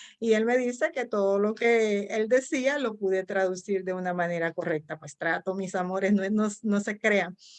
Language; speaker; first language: Spanish; non-native, local second language; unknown